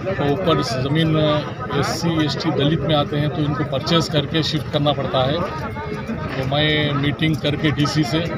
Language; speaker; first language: Hindi; non-native, local second language; Urdu